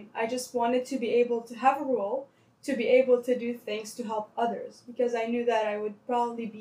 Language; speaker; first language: English; non-native, fluent; Arabic